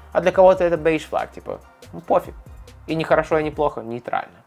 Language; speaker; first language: Russian; native; Russian